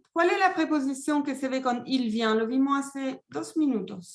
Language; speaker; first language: Spanish; non-native, fluent; French